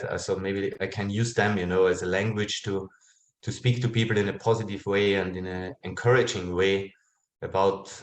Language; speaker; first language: English; non-native, fluent; German